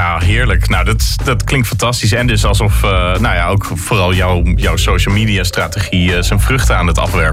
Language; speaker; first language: Dutch; native; Dutch